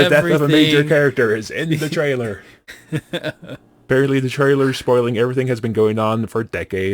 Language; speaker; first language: English; native; English